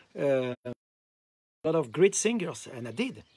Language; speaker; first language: English; non-native, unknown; French